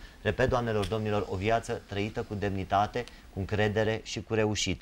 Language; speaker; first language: Romanian; native; Romanian